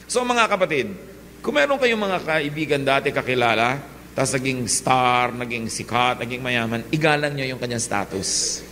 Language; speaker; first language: Filipino; native; Filipino